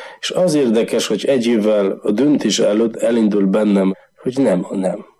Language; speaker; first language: Hungarian; non-native, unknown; Polish